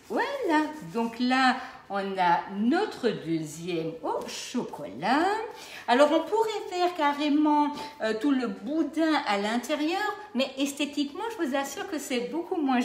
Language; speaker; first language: French; native; French